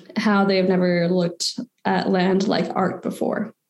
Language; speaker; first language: English; native; English